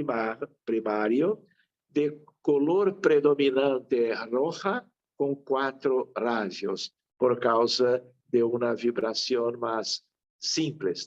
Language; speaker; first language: Spanish; non-native, fluent; Portuguese